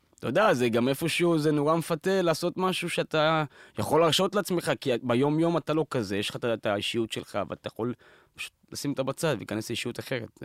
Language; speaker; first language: Hebrew; native; Hebrew